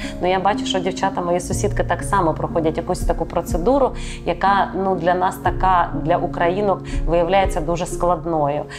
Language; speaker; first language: Ukrainian; native; Ukrainian